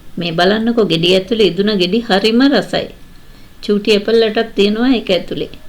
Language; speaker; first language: Sinhala; native; Sinhala